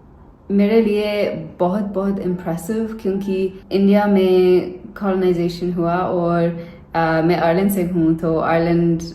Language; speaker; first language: Hindi; non-native, learner; English